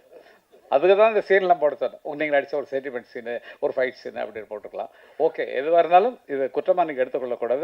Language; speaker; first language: Tamil; native; Tamil